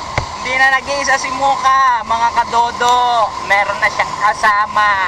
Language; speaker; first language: Filipino; non-native, local second language; Cebuano